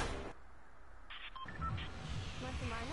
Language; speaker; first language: German; native; German